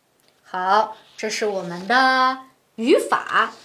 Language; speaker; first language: Chinese; non-native, local second language; Uyghur